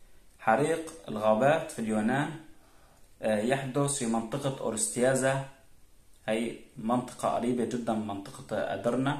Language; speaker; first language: Arabic; native; Arabic